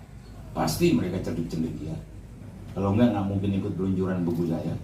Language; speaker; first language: Indonesian; non-native, local second language; Javanese